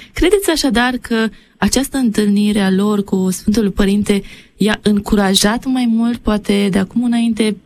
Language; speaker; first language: Romanian; native; Romanian